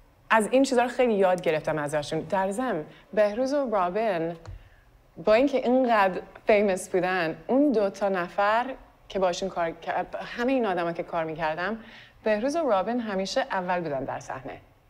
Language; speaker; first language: Persian; early bilingual, heritage; Persian